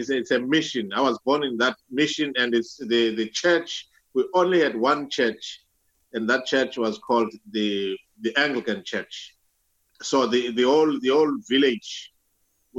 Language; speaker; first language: English; non-native, local second language; Zulu